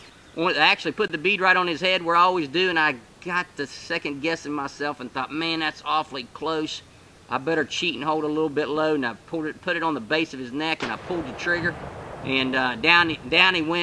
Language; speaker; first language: English; native; English